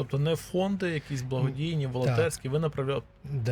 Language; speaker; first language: Ukrainian; native; Ukrainian